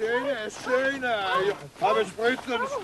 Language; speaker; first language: German; non-native, learner; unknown